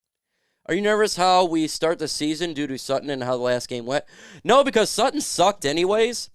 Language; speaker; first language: English; native; English